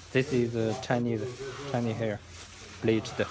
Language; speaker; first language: English; non-native, learner; Chinese